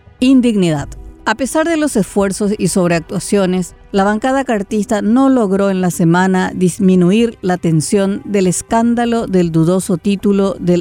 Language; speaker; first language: Spanish; native; Spanish